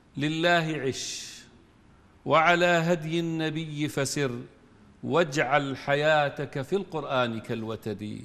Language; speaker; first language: Arabic; native; Arabic